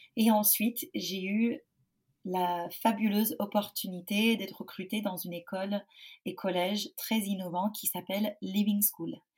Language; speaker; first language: French; non-native, fluent; English